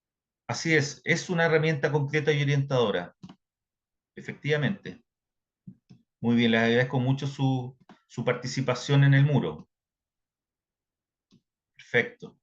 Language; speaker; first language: Spanish; native; Spanish